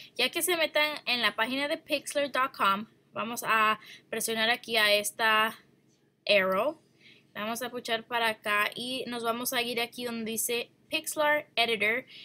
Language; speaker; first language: Spanish; early bilingual, heritage; Spanish